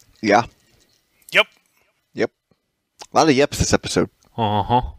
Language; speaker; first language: English; native; English